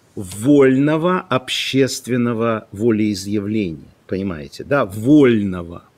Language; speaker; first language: Russian; non-native, local second language; Ukrainian